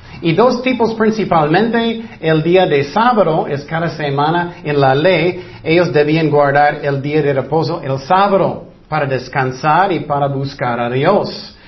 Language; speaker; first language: Spanish; non-native, fluent; English